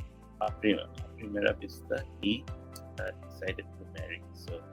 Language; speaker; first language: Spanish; non-native, learner; English